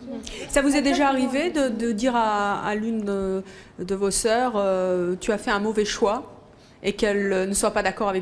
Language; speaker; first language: French; native; French